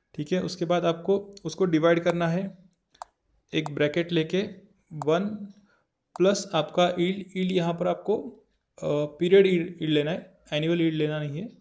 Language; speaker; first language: Hindi; native; Hindi